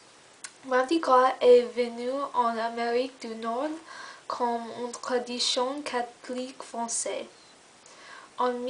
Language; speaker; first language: French; non-native, learner; English